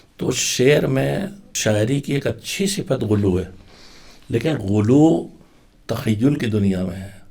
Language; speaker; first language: Urdu; native; Urdu